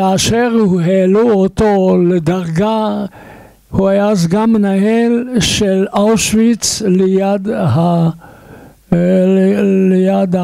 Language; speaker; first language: Hebrew; non-native, fluent; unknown